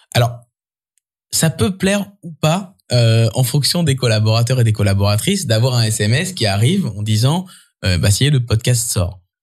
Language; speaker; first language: French; native; French